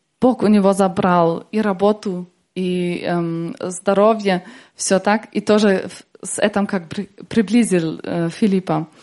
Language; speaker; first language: Russian; early bilingual, heritage; Russian